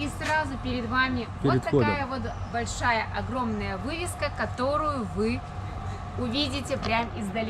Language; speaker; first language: Russian; native; Russian